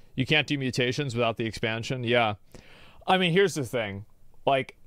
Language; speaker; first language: English; native; English